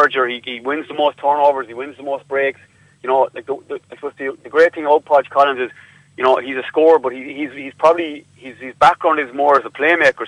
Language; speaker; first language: English; native; English